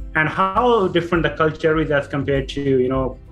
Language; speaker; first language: English; non-native, local second language; Punjabi